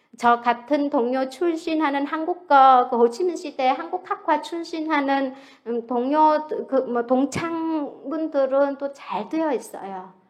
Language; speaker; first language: Korean; non-native, fluent; Vietnamese